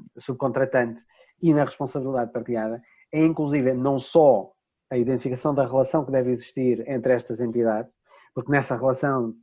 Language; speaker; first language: Portuguese; native; Portuguese